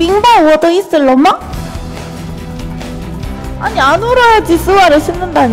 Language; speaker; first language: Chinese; non-native, learner; Korean